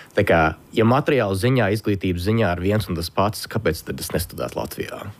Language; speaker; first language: Latvian; early bilingual, heritage; Latvian